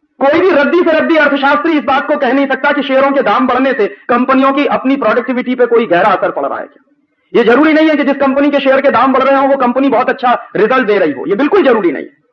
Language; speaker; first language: Hindi; native; Hindi